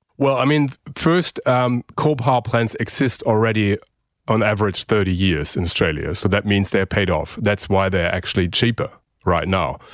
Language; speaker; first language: English; non-native, fluent; German